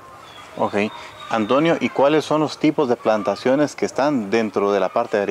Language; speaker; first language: Spanish; native; Spanish